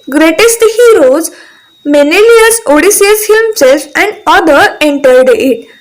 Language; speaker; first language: English; non-native, local second language; Marathi